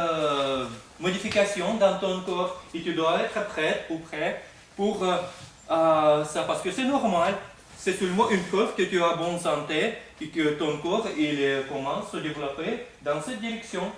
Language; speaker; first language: French; non-native, fluent; Russian